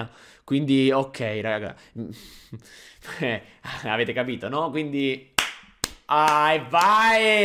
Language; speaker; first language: Italian; native; Italian